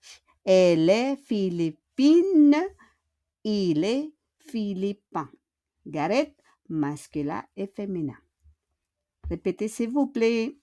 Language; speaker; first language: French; non-native, fluent; Filipino